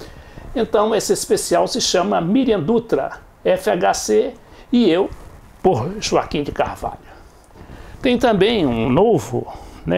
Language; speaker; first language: Portuguese; native; Portuguese